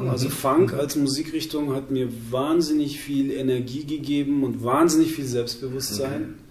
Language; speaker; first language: German; early bilingual, other home language; Turkish